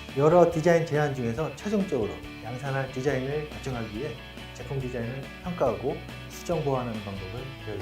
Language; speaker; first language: Korean; native; Korean